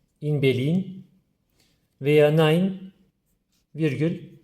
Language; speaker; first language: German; non-native, fluent; Turkish